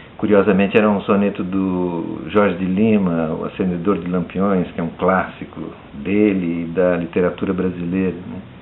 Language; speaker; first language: Portuguese; early bilingual, other home language; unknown